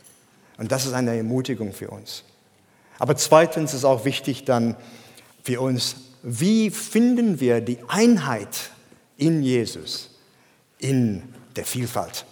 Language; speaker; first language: German; non-native, fluent; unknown